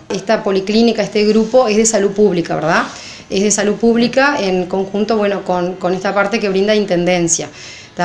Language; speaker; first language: Spanish; native; Spanish